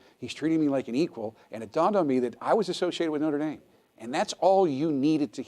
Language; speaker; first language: English; native; English